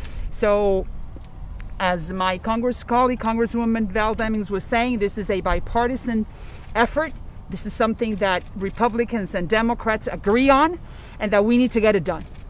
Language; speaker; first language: English; non-native, local second language; Spanish